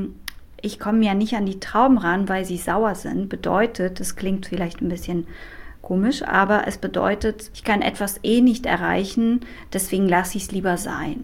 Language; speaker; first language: German; non-native, fluent; Romanian